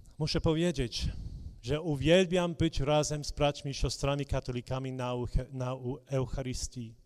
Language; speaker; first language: Polish; non-native, fluent; English